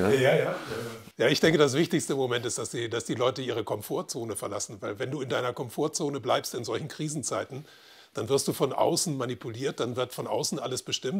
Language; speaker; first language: German; native; German